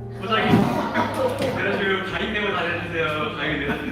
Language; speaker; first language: Korean; native; Korean